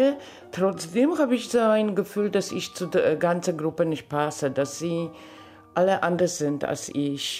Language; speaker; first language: German; non-native, fluent; Polish